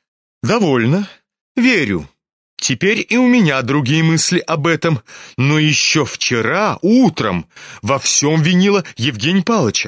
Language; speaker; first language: Russian; native; Russian